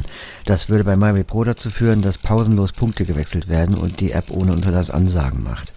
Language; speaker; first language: German; native; German